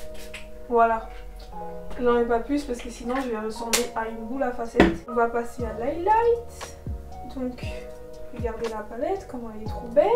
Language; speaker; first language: French; native; French